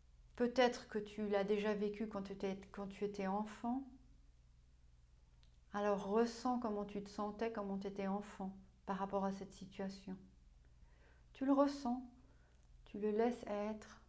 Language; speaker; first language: French; non-native, fluent; German